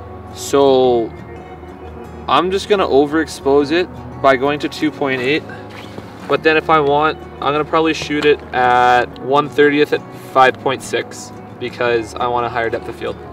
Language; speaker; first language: English; native; English